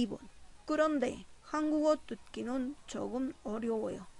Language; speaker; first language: Korean; non-native, fluent; Spanish